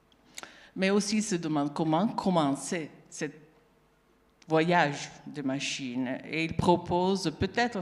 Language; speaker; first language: French; non-native, fluent; Italian